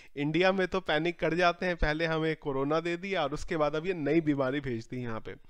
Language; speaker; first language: Hindi; native; Hindi